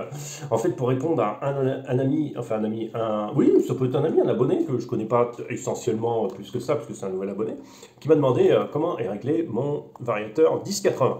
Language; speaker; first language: French; native; French